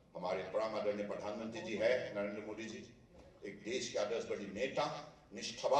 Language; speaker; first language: Hindi; non-native, local second language; Assamese